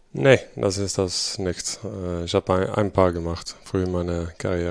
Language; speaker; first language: German; non-native, fluent; Swedish